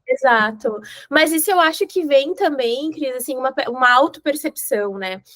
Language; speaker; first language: Portuguese; native; Portuguese